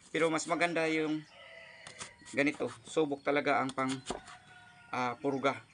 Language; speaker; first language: Filipino; non-native, local second language; Cebuano